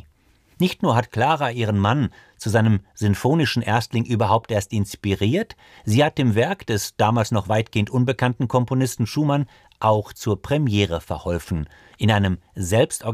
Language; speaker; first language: German; native; German